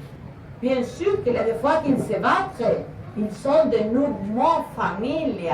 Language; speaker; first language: French; non-native, learner; Spanish